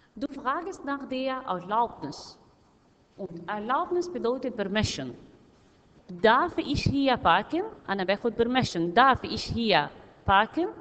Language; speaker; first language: German; non-native, fluent; Arabic